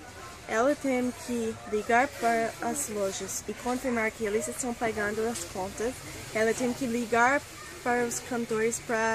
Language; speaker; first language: Portuguese; non-native, learner; English